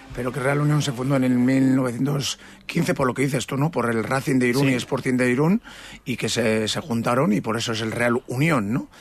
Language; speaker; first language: Spanish; native; Spanish